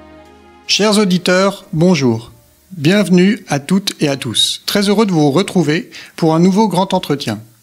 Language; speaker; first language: French; native; French